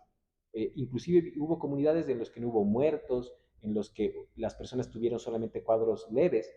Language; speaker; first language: Spanish; native; Spanish